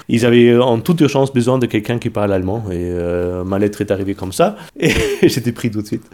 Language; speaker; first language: French; non-native, fluent; German